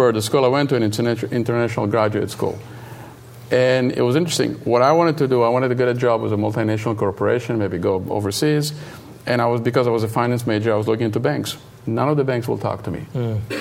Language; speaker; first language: English; non-native, fluent; Hebrew